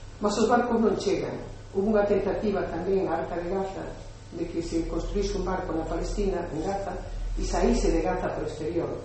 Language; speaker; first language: Galician; non-native, local second language; Spanish